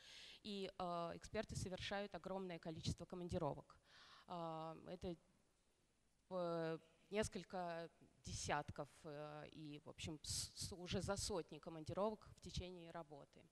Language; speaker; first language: Russian; native; Russian